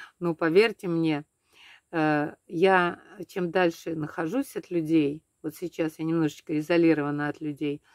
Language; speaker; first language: Russian; native; Russian